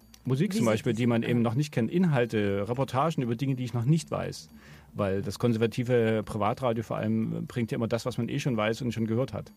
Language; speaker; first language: German; native; German